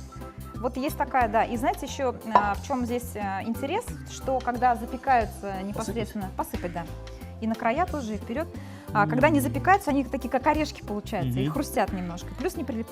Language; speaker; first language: Russian; native; Russian